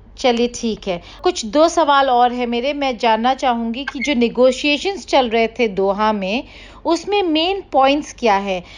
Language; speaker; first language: Urdu; native; Urdu